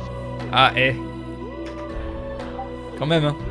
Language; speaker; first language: French; native; French